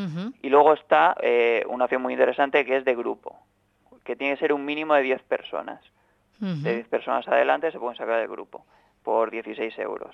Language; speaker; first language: Spanish; native; Spanish